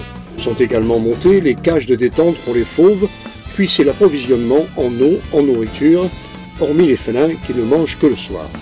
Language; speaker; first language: French; native; French